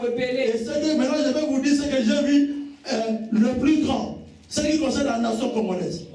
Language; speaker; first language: French; non-native, local second language; Lingala